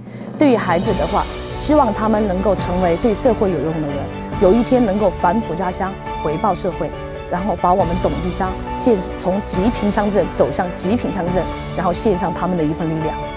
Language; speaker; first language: Chinese; native; Chinese